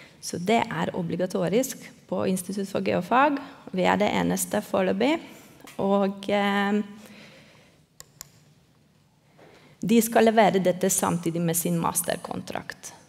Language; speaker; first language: Norwegian; non-native, fluent; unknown